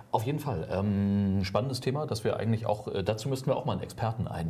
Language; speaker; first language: German; native; German